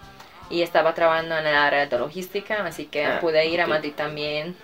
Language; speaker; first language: Spanish; non-native, fluent; Hungarian